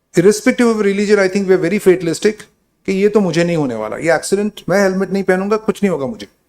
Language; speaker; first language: Hindi; non-native, local second language; Bangla